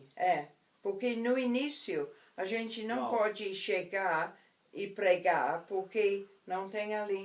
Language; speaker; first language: Portuguese; non-native, fluent; English